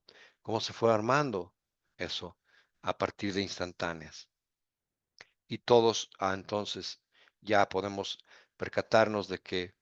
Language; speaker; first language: Spanish; native; Spanish